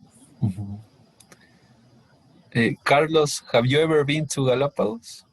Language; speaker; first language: English; non-native, learner; Spanish